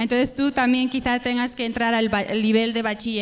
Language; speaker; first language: Spanish; native; Spanish